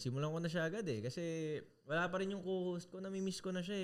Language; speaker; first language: Filipino; native; Filipino